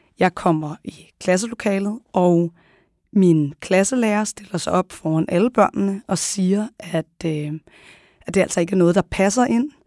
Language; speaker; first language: Danish; early bilingual, other home language; Arabic